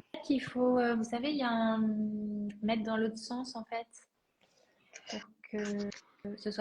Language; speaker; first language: French; native; French